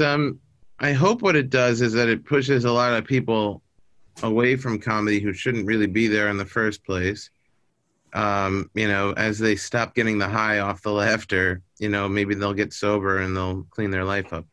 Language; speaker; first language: English; native; English